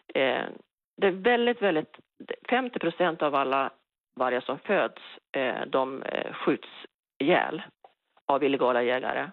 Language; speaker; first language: Swedish; native; Swedish